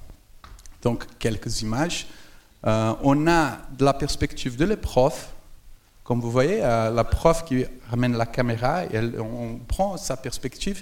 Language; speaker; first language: French; non-native, fluent; Portuguese